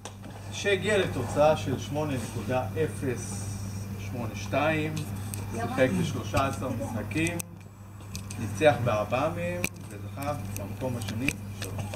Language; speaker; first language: Hebrew; native; Hebrew